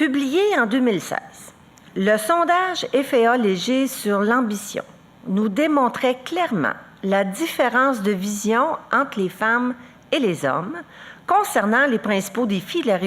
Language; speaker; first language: French; native; French